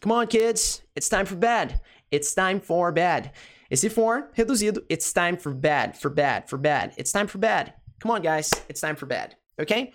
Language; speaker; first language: English; non-native, fluent; Portuguese